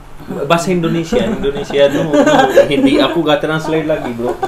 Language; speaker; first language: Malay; non-native, fluent; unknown